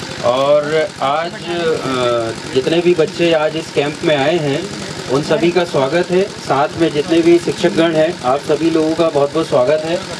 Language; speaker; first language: Hindi; native; Hindi